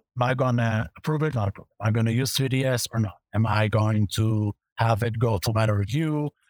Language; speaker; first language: English; non-native, fluent; Hebrew